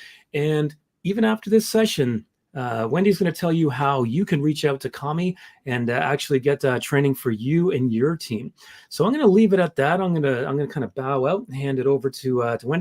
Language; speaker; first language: English; native; English